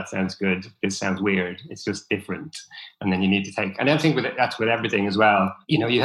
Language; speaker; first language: English; native; English